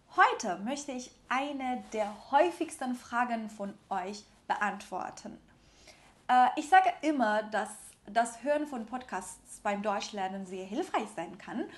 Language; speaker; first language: German; non-native, fluent; Persian